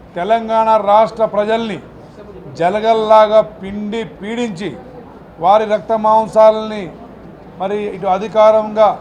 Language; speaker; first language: Telugu; non-native, local second language; Lambadi